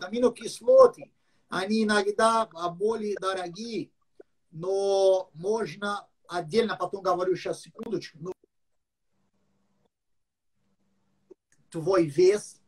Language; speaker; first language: Russian; non-native, learner; English